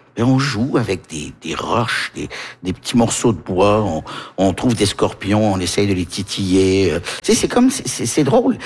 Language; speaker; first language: French; early bilingual, heritage; French